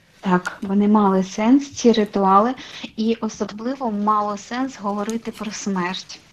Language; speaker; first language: Ukrainian; non-native, local second language; Russian